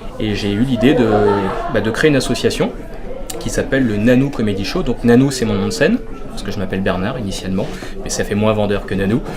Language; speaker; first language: French; native; French